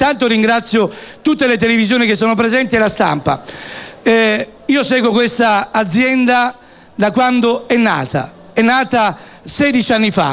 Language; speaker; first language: Italian; native; Italian